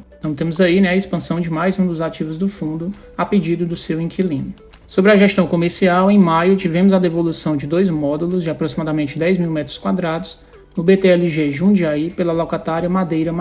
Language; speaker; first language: Portuguese; native; Portuguese